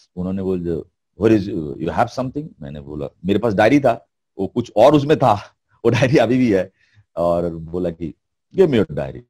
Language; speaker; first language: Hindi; non-native, local second language; Bangla